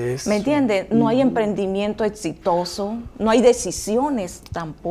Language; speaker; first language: Spanish; native; Spanish